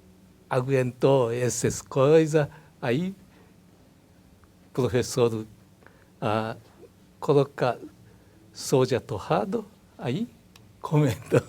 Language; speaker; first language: Portuguese; non-native, learner; Japanese